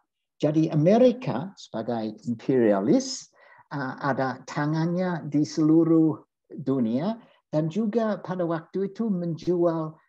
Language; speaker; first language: Indonesian; non-native, fluent; English